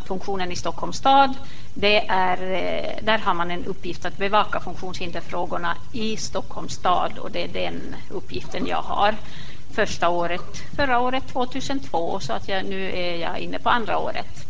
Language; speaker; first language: Swedish; native; Swedish